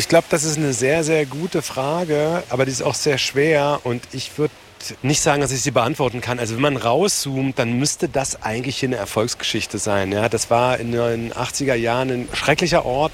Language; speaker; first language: German; native; German